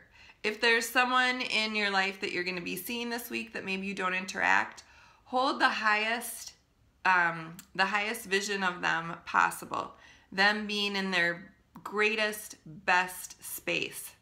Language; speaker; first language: English; native; English